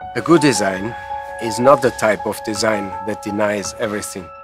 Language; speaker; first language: English; non-native, fluent; German